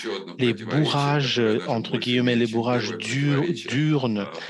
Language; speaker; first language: French; non-native, fluent; Russian